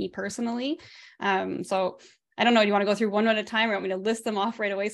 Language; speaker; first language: English; native; English